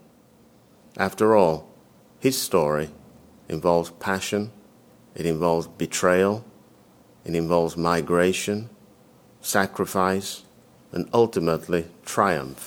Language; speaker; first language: English; native; English